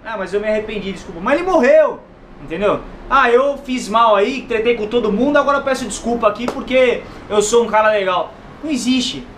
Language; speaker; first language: Portuguese; native; Portuguese